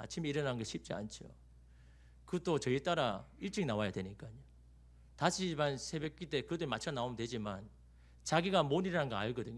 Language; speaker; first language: Korean; native; Korean